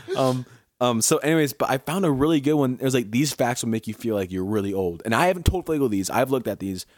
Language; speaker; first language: English; native; English